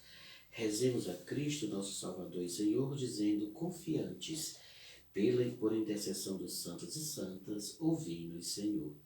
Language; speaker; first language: Portuguese; native; Portuguese